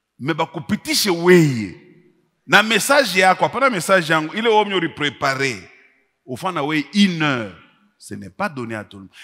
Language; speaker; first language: French; non-native, local second language; Swahili